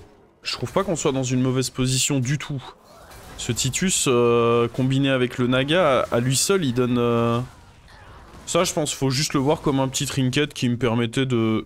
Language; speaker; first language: French; native; French